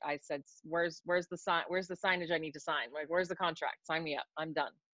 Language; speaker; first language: English; native; English